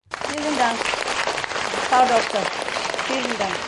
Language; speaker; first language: German; non-native, learner; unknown